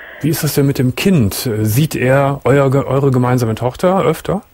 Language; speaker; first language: German; native; German